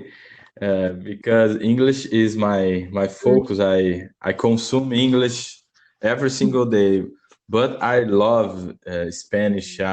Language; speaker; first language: English; non-native, learner; Portuguese